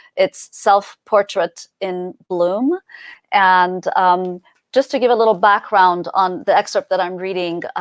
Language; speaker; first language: English; early bilingual, other home language; Persian